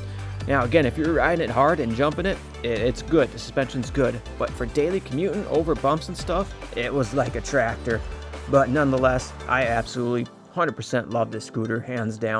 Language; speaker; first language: English; native; English